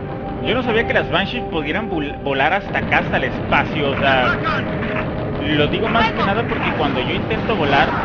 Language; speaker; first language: Spanish; native; Spanish